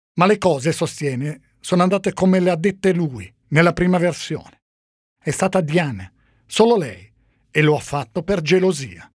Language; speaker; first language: Italian; native; Italian